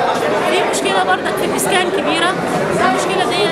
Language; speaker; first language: Arabic; native; Arabic